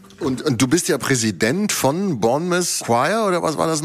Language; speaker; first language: German; native; German